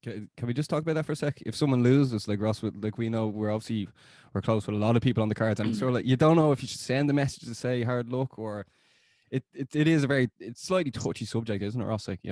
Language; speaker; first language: English; native; English